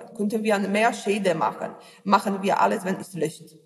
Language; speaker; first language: German; non-native, learner; Polish